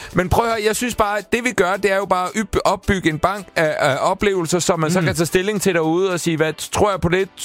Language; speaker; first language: Danish; native; Danish